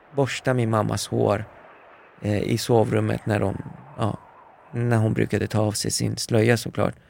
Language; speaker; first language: Swedish; early bilingual, other home language; Persian